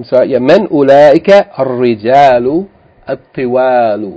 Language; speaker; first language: Arabic; non-native, fluent; English